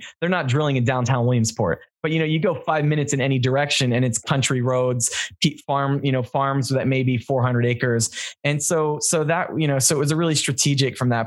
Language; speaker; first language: English; native; English